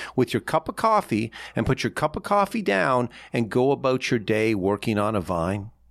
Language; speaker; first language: English; native; English